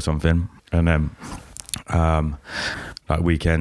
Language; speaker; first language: English; native; English